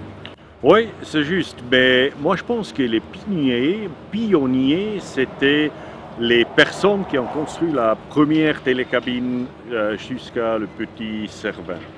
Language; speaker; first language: French; non-native, local second language; German